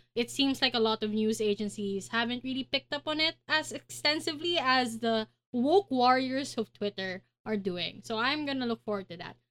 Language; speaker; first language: English; non-native, local second language; Filipino